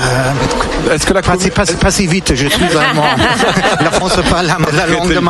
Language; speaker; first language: French; non-native, learner; German